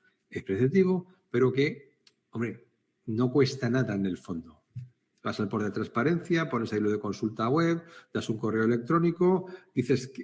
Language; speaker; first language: Spanish; native; Spanish